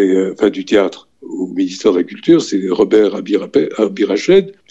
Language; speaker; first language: French; native; French